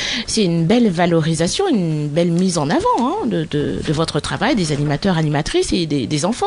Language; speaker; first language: French; native; French